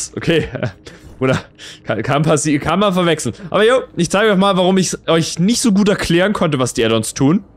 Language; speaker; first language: German; native; German